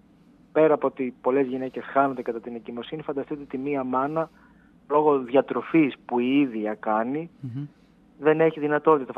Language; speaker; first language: Greek; native; Greek